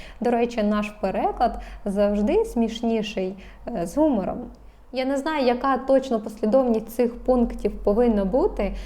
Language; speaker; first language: Ukrainian; non-native, local second language; Russian